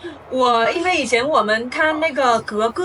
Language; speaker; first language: Chinese; non-native, fluent; Vietnamese